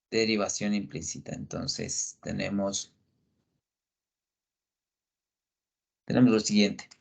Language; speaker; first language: Spanish; native; Spanish